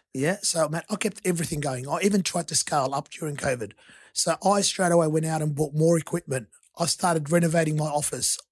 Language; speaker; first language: English; early bilingual, other home language; Arabic